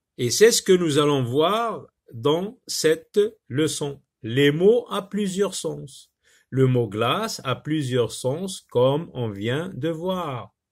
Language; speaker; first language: French; non-native, local second language; Arabic